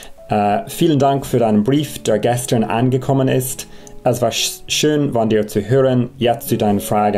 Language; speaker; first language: German; non-native, fluent; English